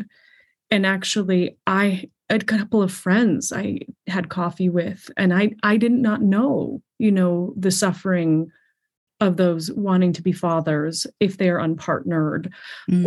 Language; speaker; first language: English; native; English